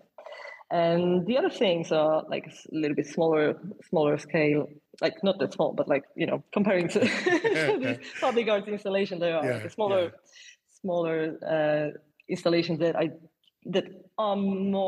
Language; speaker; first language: English; non-native, fluent; Polish